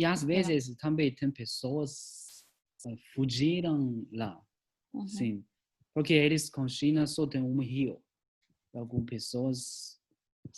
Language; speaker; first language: Portuguese; non-native, learner; Chinese